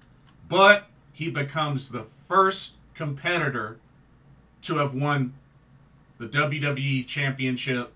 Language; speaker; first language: English; native; English